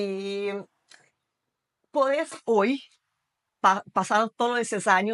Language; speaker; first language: Spanish; non-native, fluent; Portuguese